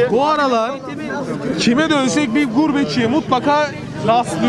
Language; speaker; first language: Turkish; native; Turkish